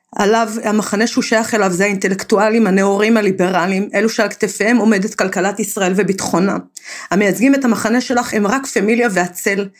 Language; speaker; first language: Hebrew; native; Hebrew